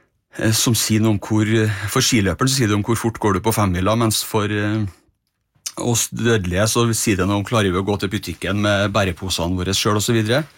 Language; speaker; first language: Norwegian; native; Norwegian